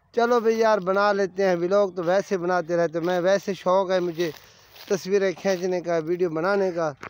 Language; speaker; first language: Urdu; non-native, local second language; Saraiki